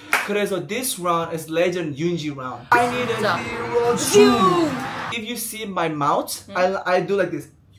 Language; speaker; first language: English; non-native, fluent; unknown